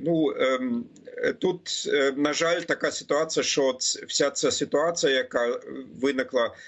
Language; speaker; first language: Ukrainian; non-native, fluent; German